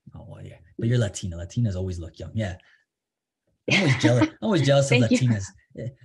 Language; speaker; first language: English; native; English